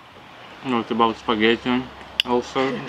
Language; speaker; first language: English; non-native, learner; Russian